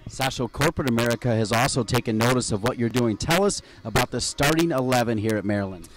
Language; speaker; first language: English; native; English